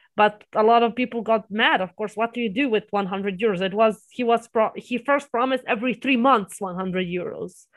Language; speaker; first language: English; early bilingual, other home language; Serbian